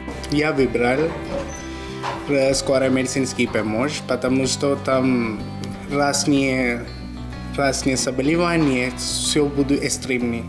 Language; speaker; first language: Russian; non-native, learner; Malayalam